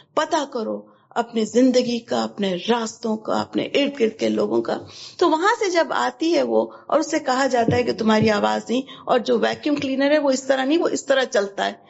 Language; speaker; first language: Urdu; native; Urdu